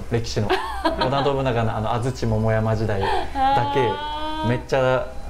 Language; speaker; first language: Japanese; native; Japanese